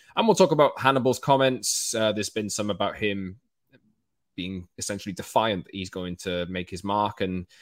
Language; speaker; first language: English; native; English